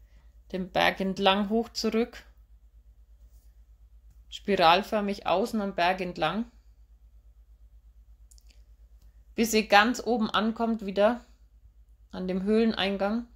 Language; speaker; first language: German; native; German